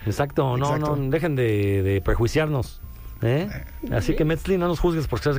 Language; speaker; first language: Spanish; native; Spanish